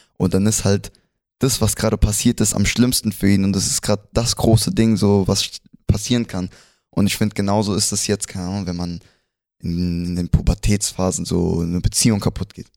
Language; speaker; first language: German; early bilingual, other home language; Spanish